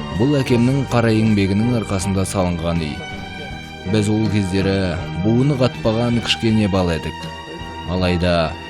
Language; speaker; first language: Kazakh; non-native, local second language; Uyghur